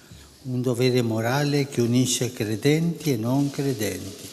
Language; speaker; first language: Italian; non-native, fluent; Spanish